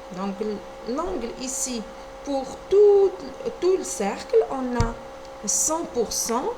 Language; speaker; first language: French; non-native, local second language; Arabic